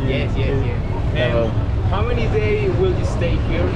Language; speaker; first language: English; non-native, learner; Spanish